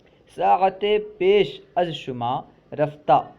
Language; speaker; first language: Persian; non-native, fluent; Urdu